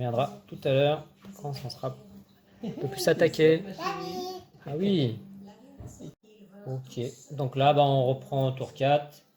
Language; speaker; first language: French; native; French